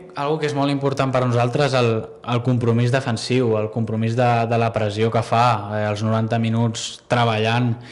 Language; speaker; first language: Catalan; native; Catalan